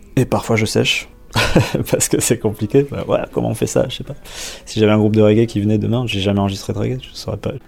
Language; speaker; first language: French; native; French